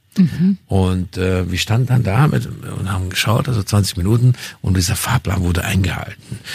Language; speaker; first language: German; non-native, fluent; Hungarian